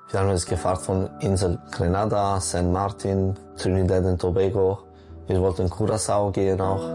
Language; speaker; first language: German; non-native, local second language; French